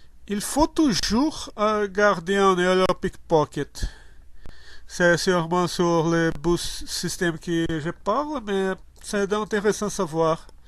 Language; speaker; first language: French; non-native, learner; Portuguese